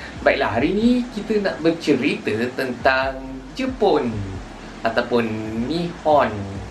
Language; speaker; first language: Malay; native; Malay